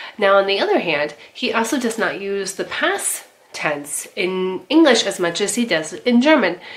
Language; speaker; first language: English; native; English